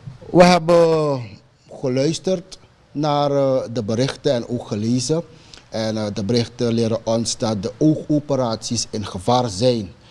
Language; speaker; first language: Dutch; non-native, local second language; Sranan Tongo